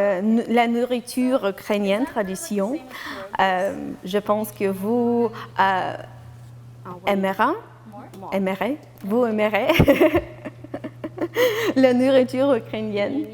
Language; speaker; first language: French; non-native, learner; Ukrainian